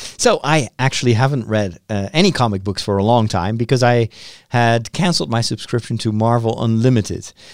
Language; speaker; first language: English; non-native, fluent; Dutch